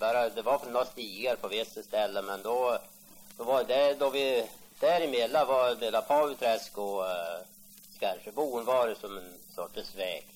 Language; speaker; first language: Swedish; native; Swedish